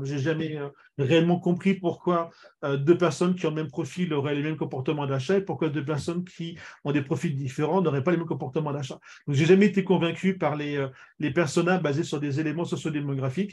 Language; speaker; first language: French; native; French